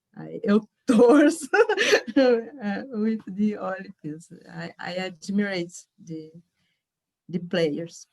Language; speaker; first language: English; non-native, learner; Portuguese